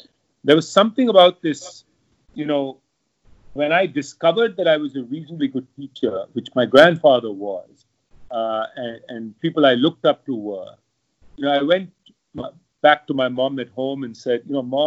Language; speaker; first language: English; non-native, local second language; Hindi